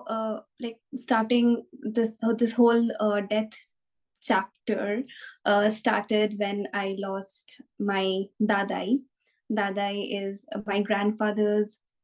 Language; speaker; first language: English; non-native, local second language; Bangla